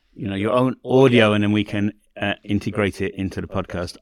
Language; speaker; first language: English; native; English